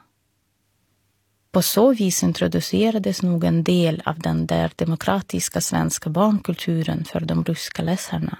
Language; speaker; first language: Swedish; non-native, fluent; Russian